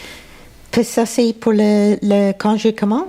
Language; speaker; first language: French; non-native, local second language; English